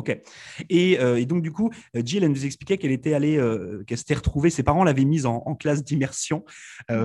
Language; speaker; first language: French; native; French